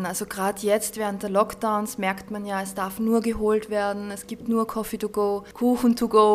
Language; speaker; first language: German; native; German